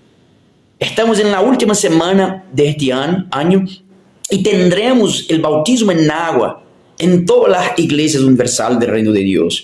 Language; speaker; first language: Spanish; non-native, fluent; Haitian Creole